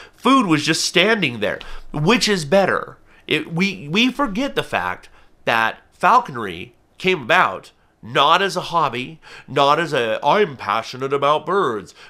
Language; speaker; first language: English; native; English